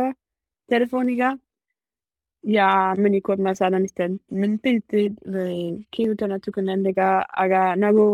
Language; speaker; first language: Estonian; non-native, learner; German